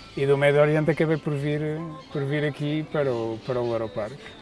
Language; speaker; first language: Portuguese; native; Portuguese